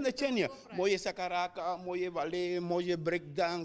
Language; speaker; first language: Bulgarian; non-native, learner; Spanish